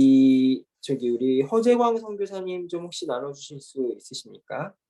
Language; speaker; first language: Korean; native; Korean